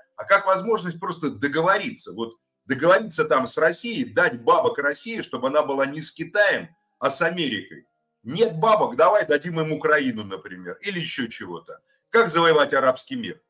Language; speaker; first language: Russian; native; Russian